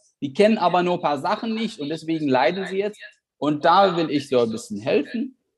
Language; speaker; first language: German; non-native, fluent; Arabic